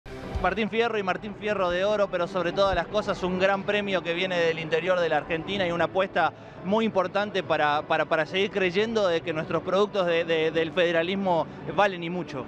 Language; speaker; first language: Spanish; native; Spanish